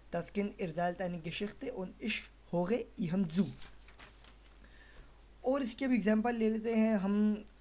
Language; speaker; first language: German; non-native, fluent; Urdu